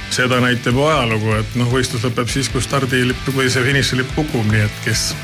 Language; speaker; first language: Estonian; native; Estonian